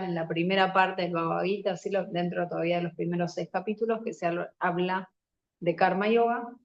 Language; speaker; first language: Spanish; native; Spanish